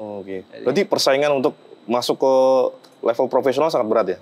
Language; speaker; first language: Indonesian; native; Indonesian